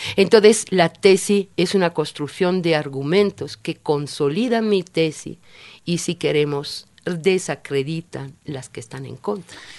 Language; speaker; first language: Spanish; non-native, fluent; Italian